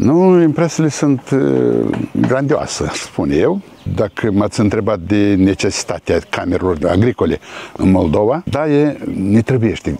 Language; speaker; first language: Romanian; non-native, local second language; Russian